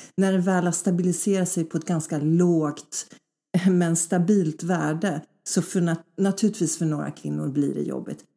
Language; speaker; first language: Swedish; early bilingual, other home language; Polish